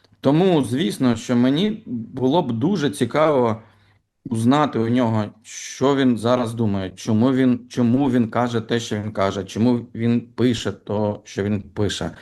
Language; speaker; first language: Ukrainian; non-native, local second language; Russian